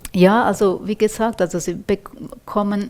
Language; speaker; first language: German; non-native, fluent; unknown